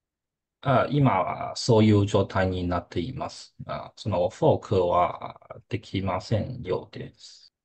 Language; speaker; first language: Japanese; non-native, learner; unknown